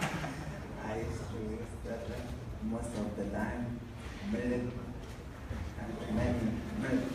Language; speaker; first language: English; non-native, learner; Kalenjin